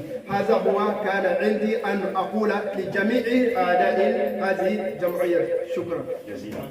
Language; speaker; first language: Arabic; non-native, learner; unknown